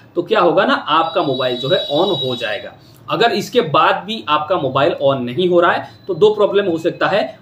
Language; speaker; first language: Hindi; non-native, local second language; Odia